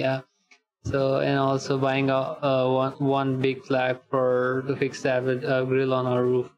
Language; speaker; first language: English; native; English